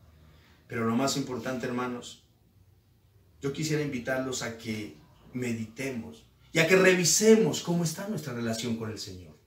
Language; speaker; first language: Spanish; native; Spanish